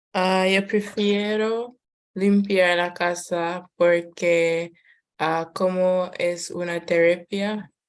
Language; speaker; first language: Spanish; non-native, learner; English